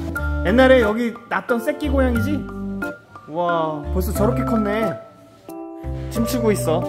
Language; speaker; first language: Korean; native; Korean